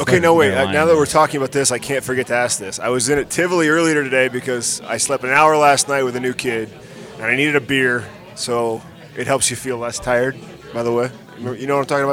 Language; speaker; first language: English; native; English